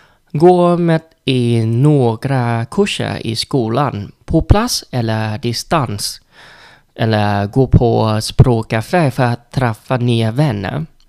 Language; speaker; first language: Swedish; non-native, learner; Vietnamese